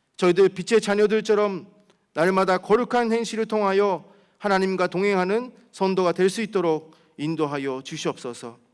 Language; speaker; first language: Korean; early bilingual, heritage; Korean